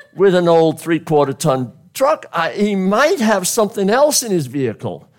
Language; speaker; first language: English; native; English